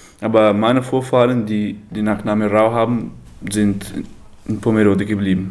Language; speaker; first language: German; early bilingual, heritage; German